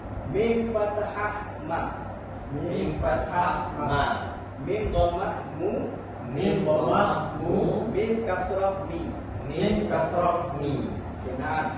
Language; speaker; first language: Arabic; non-native, learner; Malay